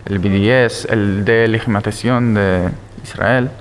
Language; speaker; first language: Spanish; early bilingual, heritage; Spanish